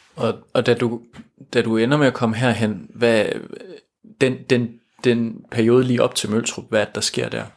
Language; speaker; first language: Danish; native; Danish